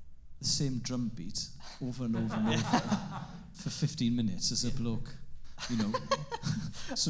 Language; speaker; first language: English; non-native, local second language; Welsh